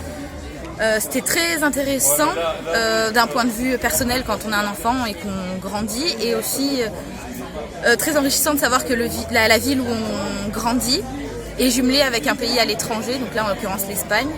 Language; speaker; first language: French; native; French